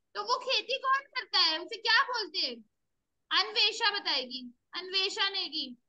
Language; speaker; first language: Hindi; native; Hindi